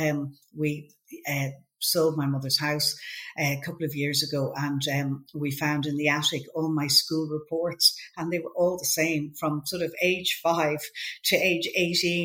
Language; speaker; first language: English; native; English